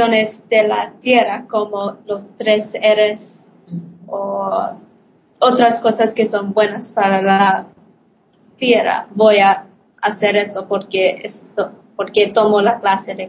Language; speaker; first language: Spanish; non-native, learner; Polish